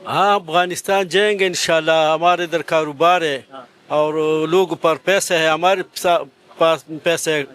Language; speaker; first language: Hindi; non-native, fluent; Pashto